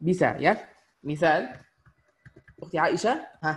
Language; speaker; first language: Indonesian; non-native, fluent; Arabic